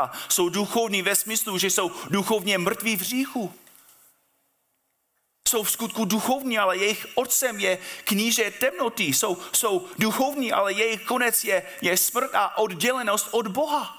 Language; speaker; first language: Czech; non-native, fluent; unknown